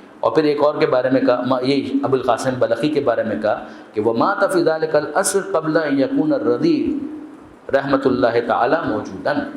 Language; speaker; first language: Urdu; non-native, local second language; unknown